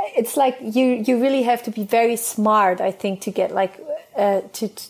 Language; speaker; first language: English; non-native, fluent; German